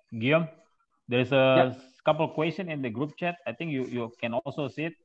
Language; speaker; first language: English; non-native, fluent; Indonesian